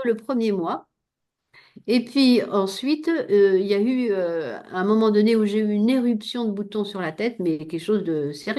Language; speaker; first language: French; native; French